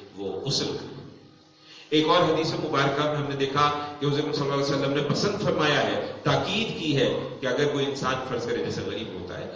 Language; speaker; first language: Urdu; non-native, local second language; Punjabi